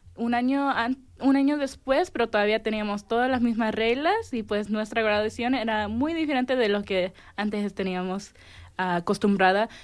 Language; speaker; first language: Spanish; early bilingual, heritage; Spanish